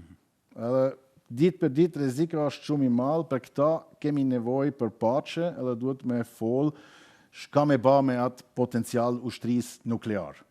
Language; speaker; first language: Albanian; non-native, learner; German